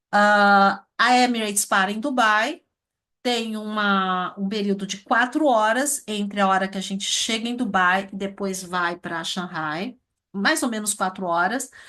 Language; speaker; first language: Portuguese; early bilingual, other home language; Chinese